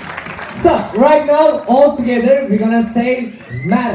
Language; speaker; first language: English; non-native, fluent; Turkish